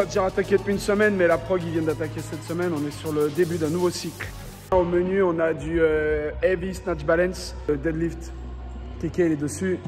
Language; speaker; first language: French; native; French